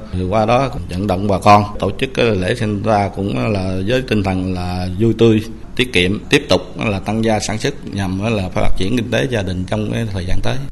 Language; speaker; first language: Vietnamese; non-native, local second language; Khmer